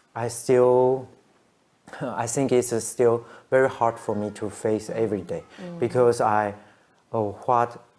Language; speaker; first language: English; non-native, learner; Chinese